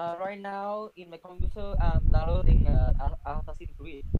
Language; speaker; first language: English; non-native, learner; Vietnamese